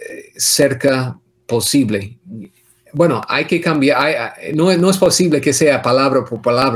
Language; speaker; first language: Spanish; non-native, fluent; English